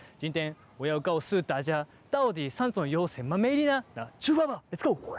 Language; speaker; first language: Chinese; non-native, fluent; Japanese